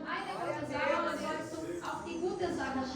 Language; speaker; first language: German; non-native, fluent; Portuguese